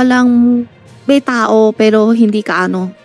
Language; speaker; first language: Filipino; non-native, learner; Chinese